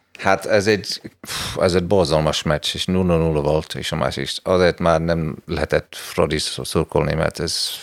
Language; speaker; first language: Hungarian; non-native, fluent; English